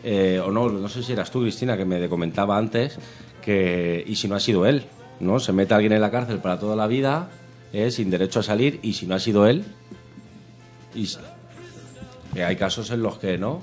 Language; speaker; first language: Spanish; native; Spanish